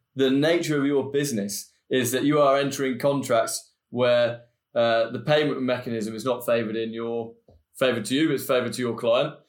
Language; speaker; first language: English; native; English